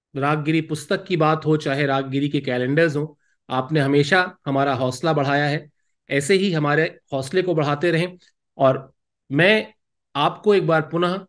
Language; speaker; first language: Hindi; native; Hindi